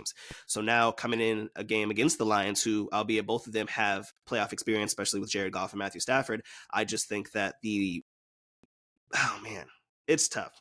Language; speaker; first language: English; native; English